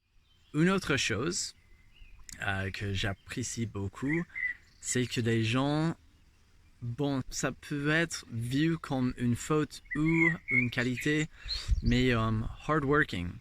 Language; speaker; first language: French; non-native, fluent; English